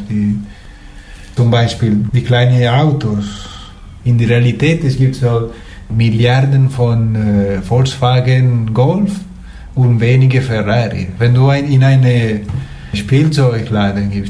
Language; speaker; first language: German; non-native, fluent; Spanish